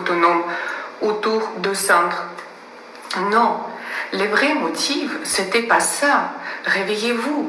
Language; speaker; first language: French; non-native, fluent; Russian